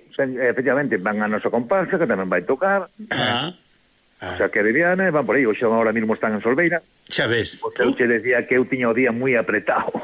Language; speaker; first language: Galician; native; Galician